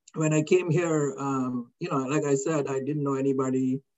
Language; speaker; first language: English; non-native, local second language; Kannada